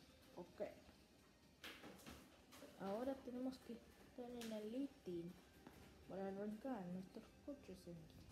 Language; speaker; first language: Spanish; early bilingual, other home language; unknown